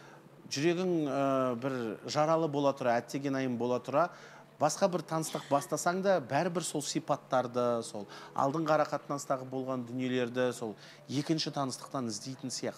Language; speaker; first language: Kazakh; native; Kazakh